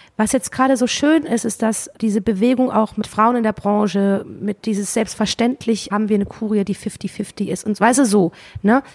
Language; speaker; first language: German; native; German